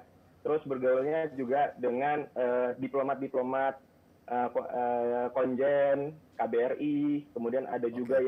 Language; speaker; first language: Indonesian; native; Indonesian